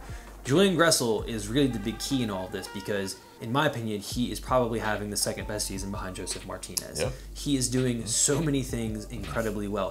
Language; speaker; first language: English; native; English